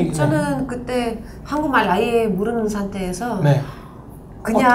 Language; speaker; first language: Korean; non-native, local second language; Uzbek